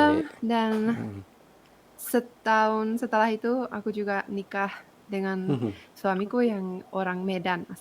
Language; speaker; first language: Indonesian; non-native, fluent; Finnish